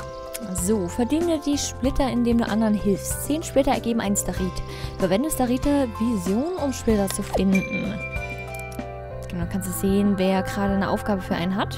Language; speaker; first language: German; native; German